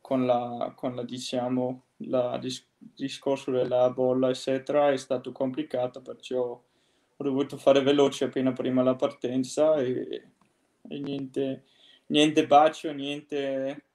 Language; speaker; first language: Italian; non-native, fluent; Danish